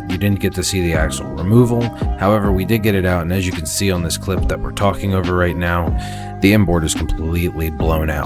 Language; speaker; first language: English; native; English